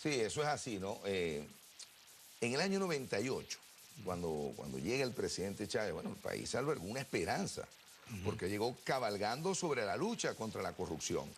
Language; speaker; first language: Spanish; native; Spanish